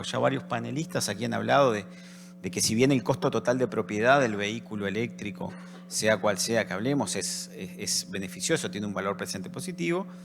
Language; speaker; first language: Spanish; native; Spanish